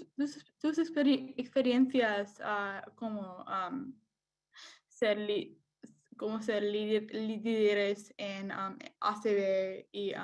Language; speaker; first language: Spanish; non-native, learner; English